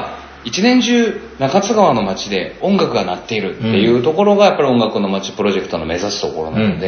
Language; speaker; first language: Japanese; native; Japanese